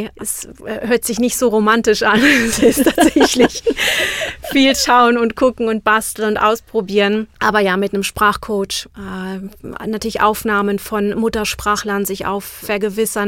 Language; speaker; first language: German; non-native, fluent; Czech